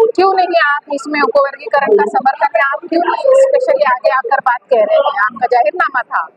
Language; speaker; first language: Hindi; non-native, local second language; Marathi